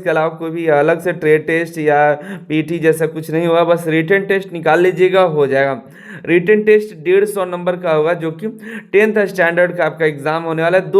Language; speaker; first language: Hindi; native; Hindi